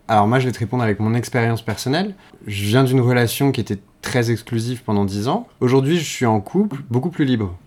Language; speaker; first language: French; native; French